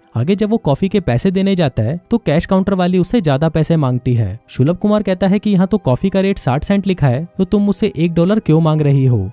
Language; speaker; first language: Hindi; native; Hindi